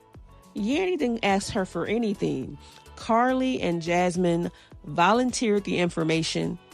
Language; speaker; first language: English; native; English